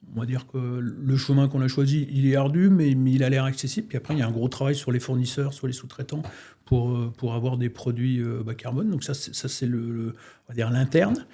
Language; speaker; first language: French; native; French